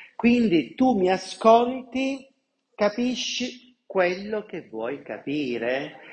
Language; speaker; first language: Italian; non-native, local second language; Sicilian